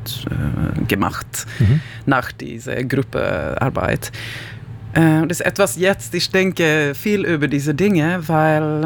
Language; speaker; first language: German; non-native, learner; Swedish